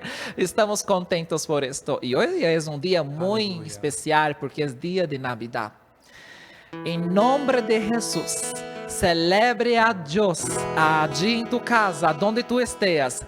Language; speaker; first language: Spanish; non-native, learner; Portuguese